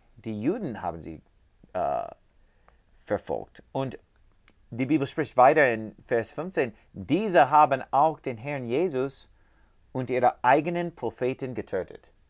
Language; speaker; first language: German; non-native, learner; English